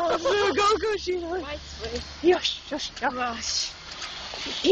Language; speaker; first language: Japanese; non-native, learner; English